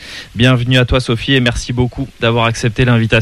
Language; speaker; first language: French; native; French